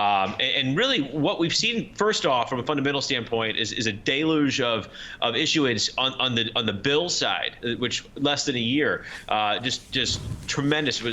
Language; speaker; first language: English; native; English